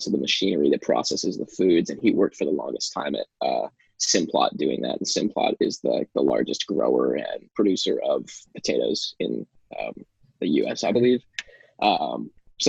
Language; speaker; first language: English; native; English